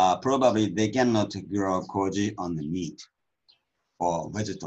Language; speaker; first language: English; non-native, learner; Japanese